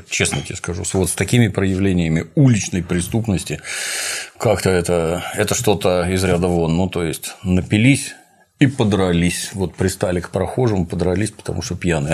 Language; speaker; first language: Russian; native; Russian